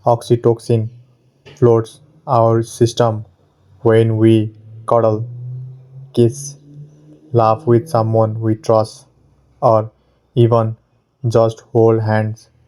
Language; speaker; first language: English; non-native, fluent; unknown